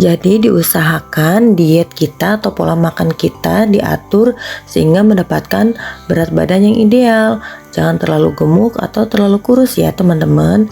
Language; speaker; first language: Indonesian; native; Indonesian